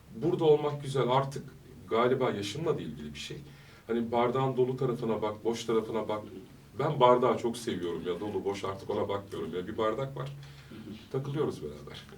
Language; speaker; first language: Turkish; early bilingual, heritage; Turkish